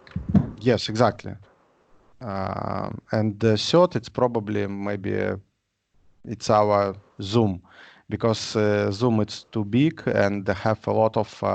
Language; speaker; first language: English; non-native, learner; Russian